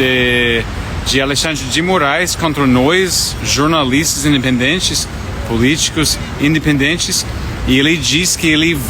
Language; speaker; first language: Portuguese; non-native, fluent; English